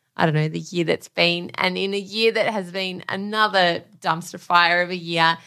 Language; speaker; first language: English; native; English